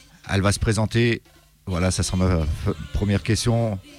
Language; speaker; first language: French; native; French